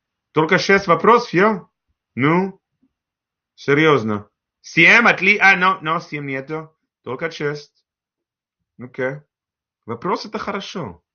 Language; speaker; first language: Russian; non-native, learner; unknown